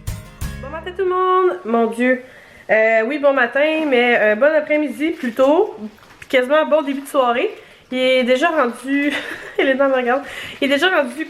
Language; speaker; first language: French; native; French